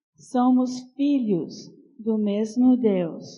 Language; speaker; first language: Portuguese; non-native, fluent; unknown